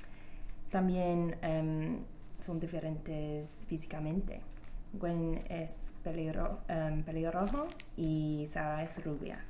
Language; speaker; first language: Spanish; non-native, learner; English